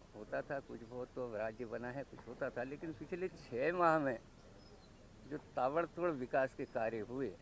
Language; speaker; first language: Hindi; native; Hindi